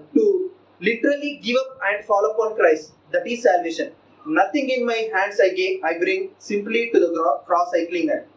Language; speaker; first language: English; non-native, local second language; Telugu